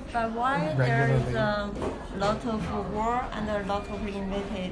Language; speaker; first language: English; non-native, learner; Chinese